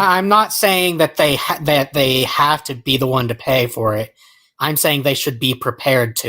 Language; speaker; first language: English; native; English